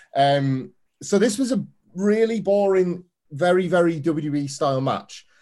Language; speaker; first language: English; native; English